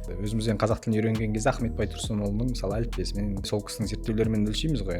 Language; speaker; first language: Kazakh; native; Kazakh